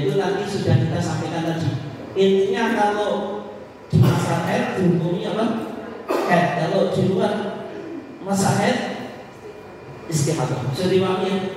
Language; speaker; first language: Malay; non-native, local second language; Javanese